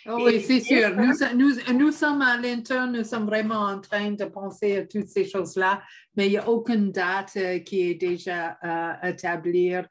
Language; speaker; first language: French; non-native, fluent; English